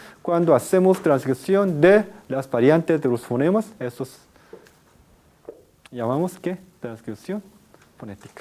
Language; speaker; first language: Spanish; non-native, fluent; Korean